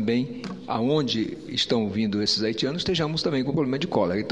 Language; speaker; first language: Portuguese; native; Portuguese